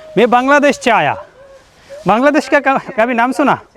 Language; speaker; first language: Hindi; non-native, learner; Bangla